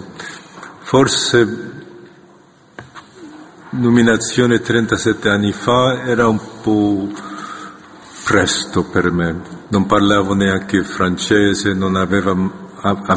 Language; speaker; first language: Italian; non-native, fluent; Korean